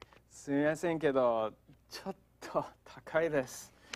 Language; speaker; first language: Japanese; non-native, fluent; English